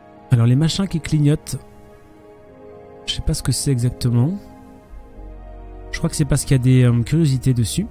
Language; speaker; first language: French; native; French